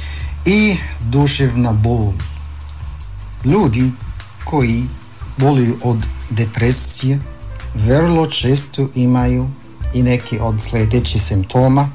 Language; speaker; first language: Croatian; non-native, fluent; Arabic